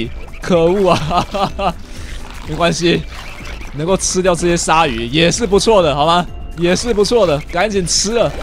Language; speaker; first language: Chinese; native; Chinese